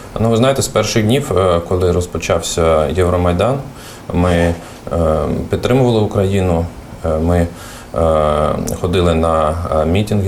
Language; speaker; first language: Ukrainian; non-native, fluent; Russian